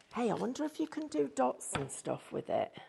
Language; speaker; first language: English; native; English